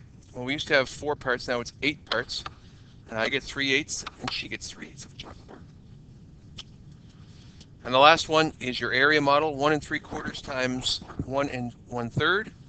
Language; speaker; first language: English; native; English